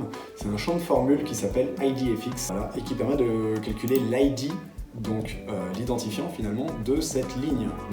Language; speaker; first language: French; native; French